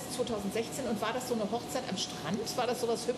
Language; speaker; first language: German; native; German